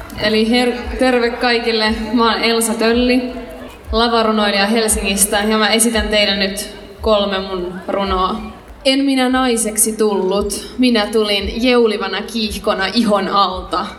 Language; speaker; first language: Finnish; native; Finnish